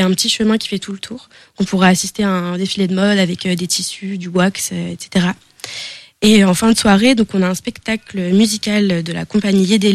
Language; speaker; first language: French; native; French